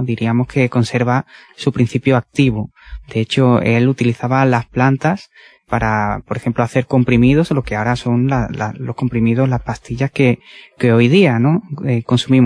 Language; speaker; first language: Spanish; native; Spanish